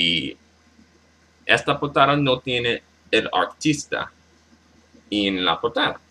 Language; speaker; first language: Spanish; non-native, learner; English